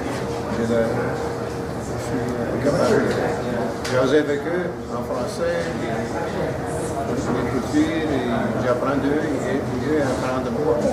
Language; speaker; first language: French; early bilingual, heritage; French